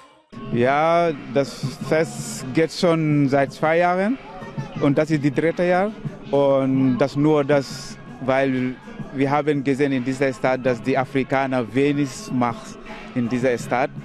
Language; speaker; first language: German; non-native, learner; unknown